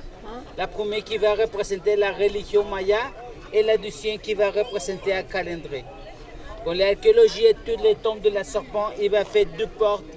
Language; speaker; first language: French; non-native, fluent; Spanish